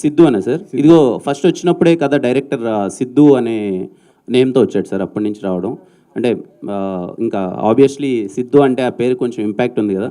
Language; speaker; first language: Telugu; native; Telugu